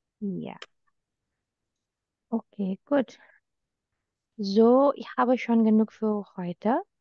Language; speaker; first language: German; non-native, fluent; Indonesian